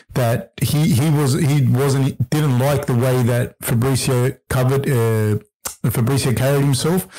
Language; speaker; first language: English; early bilingual, other home language; Spanish